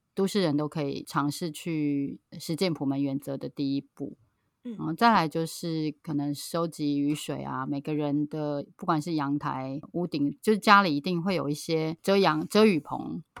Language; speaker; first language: Chinese; native; Chinese